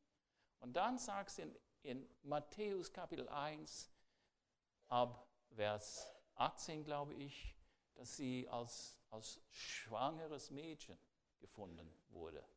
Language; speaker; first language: German; non-native, fluent; English